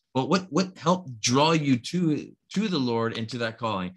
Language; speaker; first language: English; early bilingual, other home language; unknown